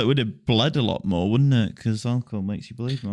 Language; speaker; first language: English; native; English